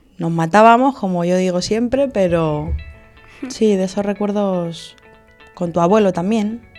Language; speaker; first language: Spanish; early bilingual, other home language; Arabic